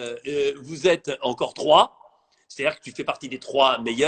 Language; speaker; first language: French; native; French